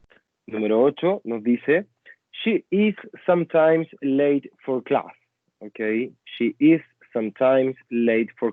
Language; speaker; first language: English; non-native, fluent; Spanish